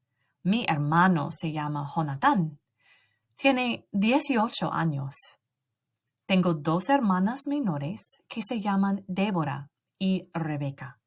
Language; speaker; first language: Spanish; non-native, learner; English